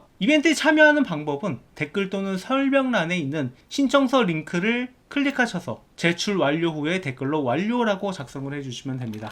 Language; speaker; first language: Korean; native; Korean